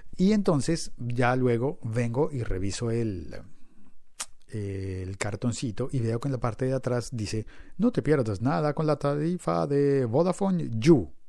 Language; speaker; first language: Spanish; native; Spanish